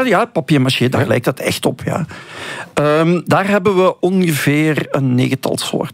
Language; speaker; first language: Dutch; native; Dutch